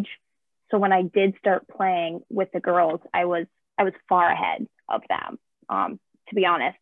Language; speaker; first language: English; native; English